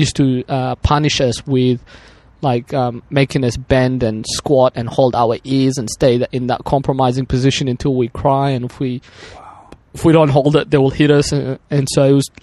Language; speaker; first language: English; early bilingual, other home language; Arabic